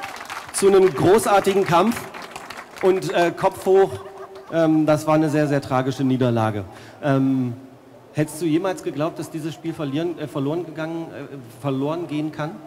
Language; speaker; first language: German; native; German